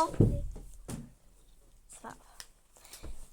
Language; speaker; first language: French; native; French